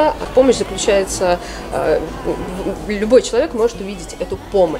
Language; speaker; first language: Russian; native; Russian